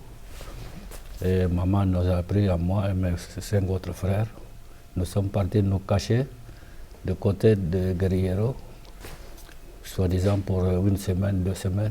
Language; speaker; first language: French; non-native, fluent; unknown